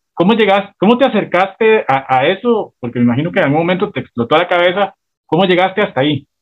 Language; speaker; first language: Spanish; native; Spanish